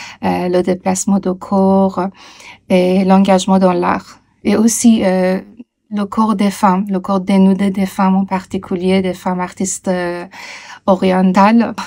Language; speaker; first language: French; non-native, fluent; Persian